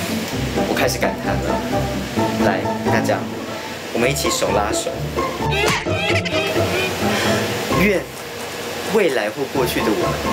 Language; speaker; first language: Chinese; native; Chinese